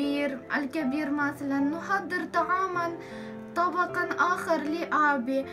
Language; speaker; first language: Arabic; non-native, fluent; Ukrainian